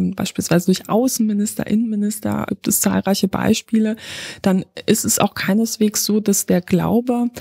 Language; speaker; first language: German; non-native, fluent; Polish